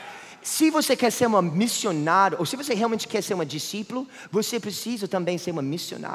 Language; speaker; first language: Portuguese; non-native, fluent; English